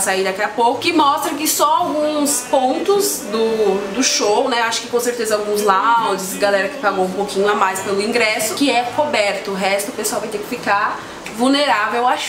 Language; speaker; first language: Portuguese; native; Portuguese